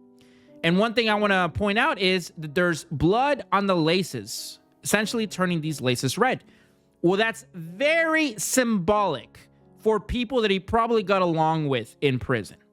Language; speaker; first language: English; native; English